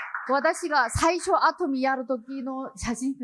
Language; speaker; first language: Japanese; non-native, fluent; Chinese